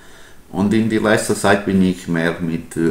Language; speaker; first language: German; non-native, learner; Portuguese